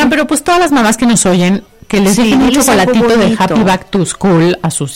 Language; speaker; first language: Spanish; native; Spanish